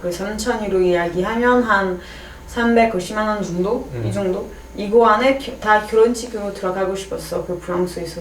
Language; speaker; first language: Korean; non-native, learner; French